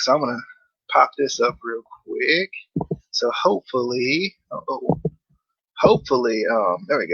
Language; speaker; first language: English; native; English